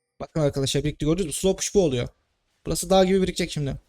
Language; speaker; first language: Turkish; native; Turkish